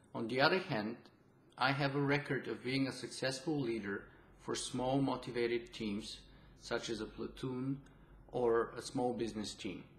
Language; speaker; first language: English; non-native, fluent; Bulgarian